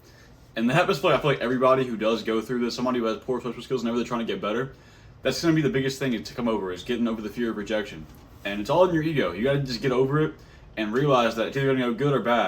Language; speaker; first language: English; native; English